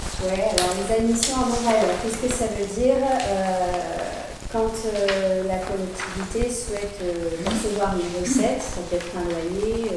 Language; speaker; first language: French; native; French